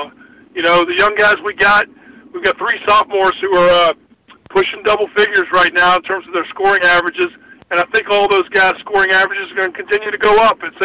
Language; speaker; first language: English; native; English